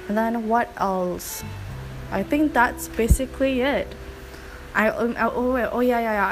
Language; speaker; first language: English; non-native, local second language; Malay